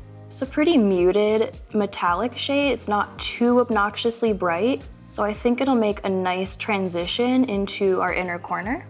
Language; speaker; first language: English; native; English